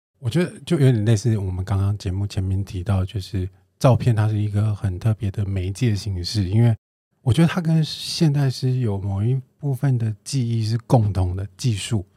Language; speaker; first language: Chinese; native; Chinese